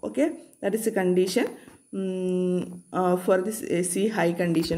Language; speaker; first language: English; non-native, local second language; Malayalam